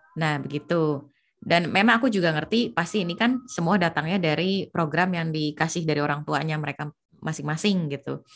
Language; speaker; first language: Indonesian; native; Indonesian